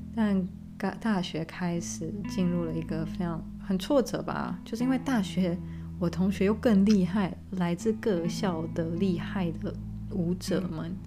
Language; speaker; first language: Chinese; early bilingual, other home language; English